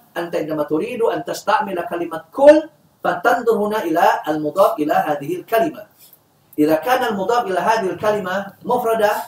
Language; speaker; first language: Arabic; non-native, fluent; Indonesian